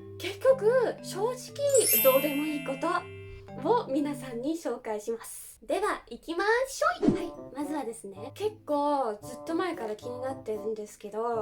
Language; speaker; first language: Japanese; non-native, fluent; German